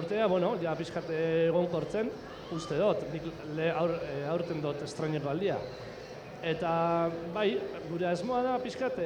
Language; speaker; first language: Basque; native; Basque